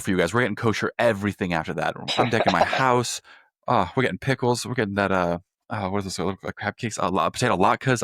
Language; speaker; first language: English; native; English